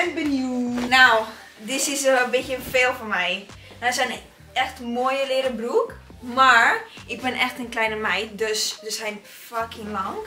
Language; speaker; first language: Dutch; non-native, learner; Italian